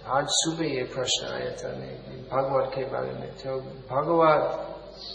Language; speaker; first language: Hindi; non-native, fluent; English